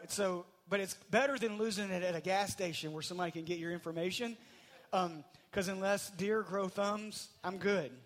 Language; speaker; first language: English; native; English